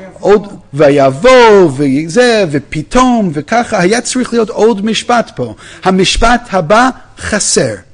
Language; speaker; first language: Hebrew; non-native, fluent; English